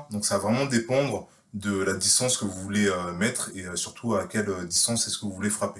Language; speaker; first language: French; native; French